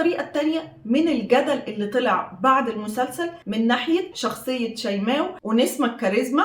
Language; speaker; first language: Arabic; native; Arabic